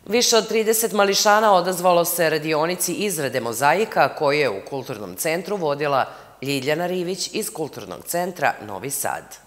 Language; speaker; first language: Serbian; native; Serbian